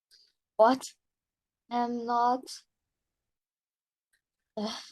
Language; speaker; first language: English; non-native, learner; Chinese